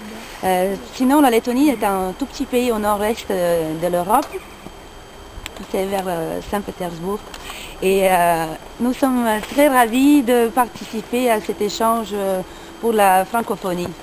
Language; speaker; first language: French; non-native, fluent; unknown